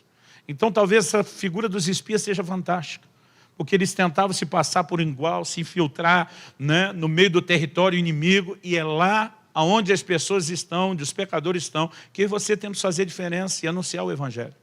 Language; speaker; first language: Portuguese; native; Portuguese